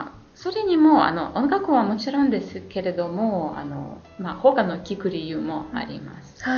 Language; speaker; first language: Japanese; non-native, fluent; Ukrainian